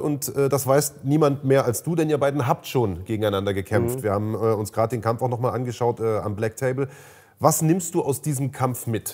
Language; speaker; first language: German; native; German